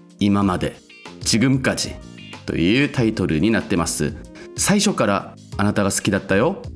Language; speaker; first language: Japanese; non-native, local second language; Korean